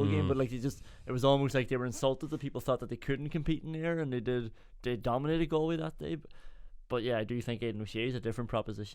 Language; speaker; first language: English; native; English